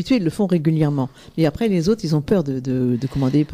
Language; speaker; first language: French; native; French